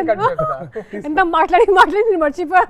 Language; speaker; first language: Telugu; non-native, local second language; Hindi